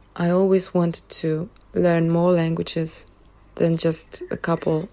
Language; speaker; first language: English; non-native, fluent; Russian